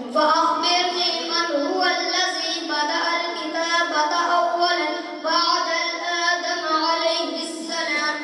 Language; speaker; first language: Arabic; non-native, learner; Urdu